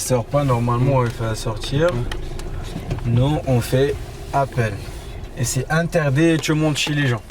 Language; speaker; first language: French; non-native, learner; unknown